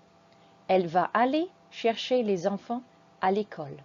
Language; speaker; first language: French; non-native, fluent; English